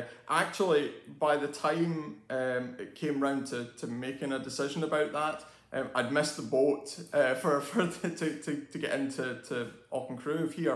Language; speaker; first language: English; native; English